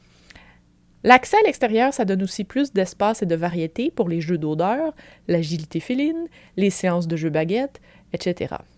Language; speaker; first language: French; native; French